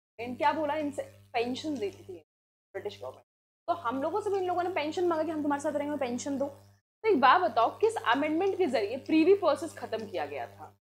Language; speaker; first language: Hindi; native; Hindi